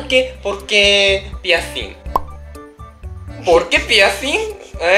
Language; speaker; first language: Spanish; non-native, learner; Japanese